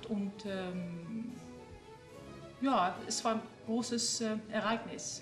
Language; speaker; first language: German; non-native, fluent; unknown